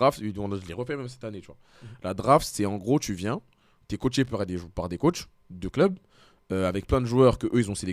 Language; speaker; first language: French; native; French